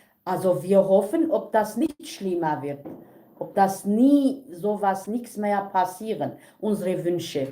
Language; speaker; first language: German; non-native, learner; Kurdish